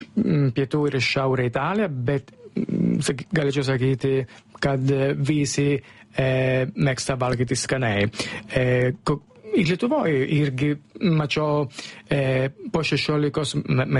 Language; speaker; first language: Lithuanian; non-native, learner; Italian